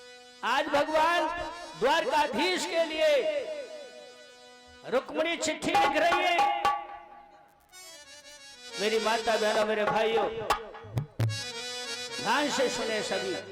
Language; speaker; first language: Hindi; native; Hindi